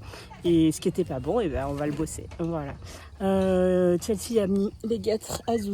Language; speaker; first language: French; native; French